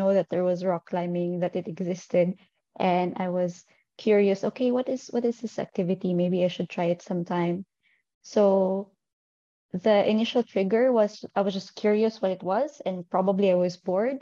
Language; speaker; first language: English; non-native, local second language; Filipino